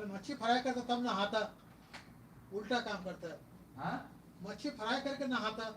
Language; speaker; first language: Hindi; non-native, learner; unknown